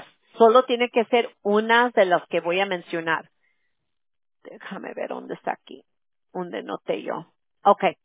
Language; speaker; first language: Spanish; early bilingual, other home language; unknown